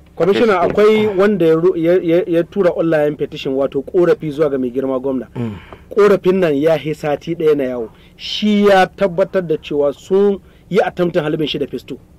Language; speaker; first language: Hausa; native; Hausa